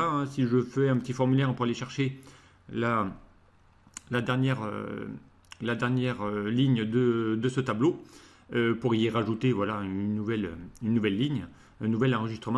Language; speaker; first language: French; native; French